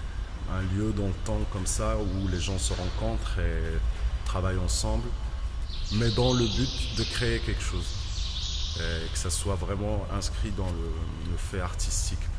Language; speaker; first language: French; non-native, local second language; Arabic